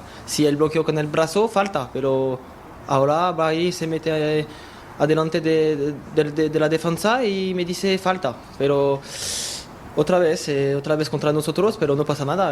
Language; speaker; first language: Spanish; non-native, learner; French